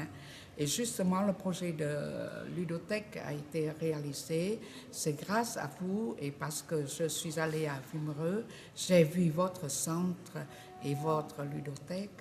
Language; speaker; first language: French; non-native, fluent; Vietnamese